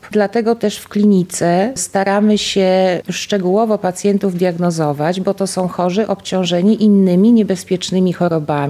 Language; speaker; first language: Polish; native; Polish